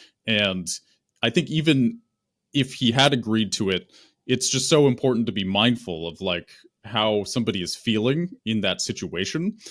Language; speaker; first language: English; native; English